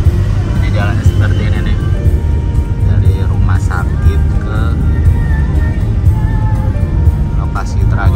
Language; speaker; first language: Indonesian; native; Indonesian